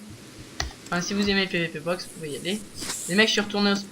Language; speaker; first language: French; native; French